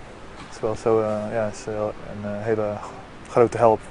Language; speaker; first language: Dutch; early bilingual, heritage; Dutch